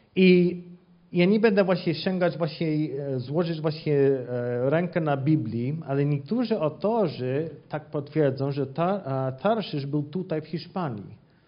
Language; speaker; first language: Polish; non-native, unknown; English